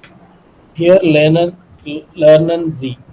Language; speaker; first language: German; non-native, learner; Tamil